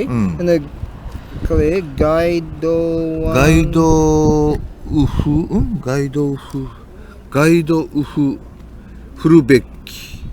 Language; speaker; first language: Japanese; non-native, learner; English